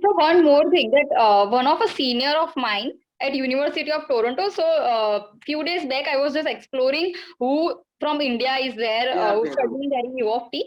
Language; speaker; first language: English; non-native, local second language; Gujarati